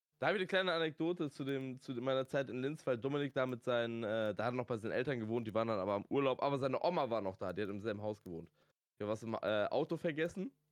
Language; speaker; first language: German; native; German